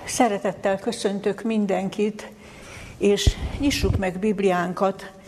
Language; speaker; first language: Hungarian; native; Hungarian